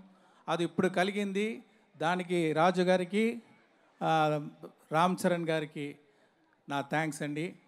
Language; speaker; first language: Telugu; non-native, local second language; Tamil